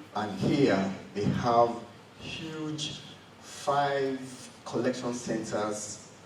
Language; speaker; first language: English; non-native, local second language; Yoruba